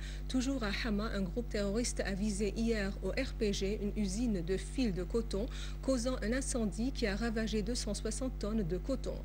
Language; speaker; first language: French; non-native, fluent; Arabic